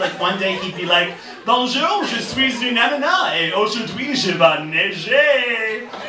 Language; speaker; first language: French; non-native, local second language; English